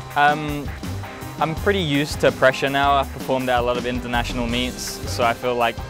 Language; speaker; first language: English; native; English